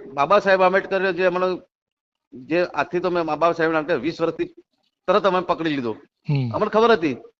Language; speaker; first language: Gujarati; native; Gujarati